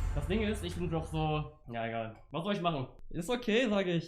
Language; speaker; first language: German; native; German